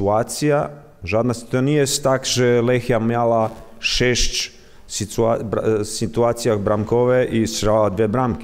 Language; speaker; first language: Polish; non-native, learner; Croatian